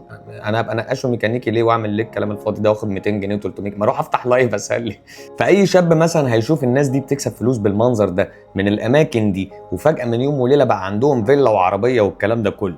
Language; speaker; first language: Arabic; native; Arabic